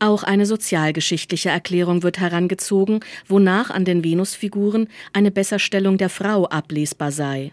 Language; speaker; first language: German; native; German